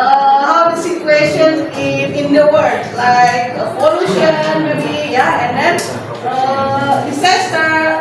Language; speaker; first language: English; non-native, learner; Indonesian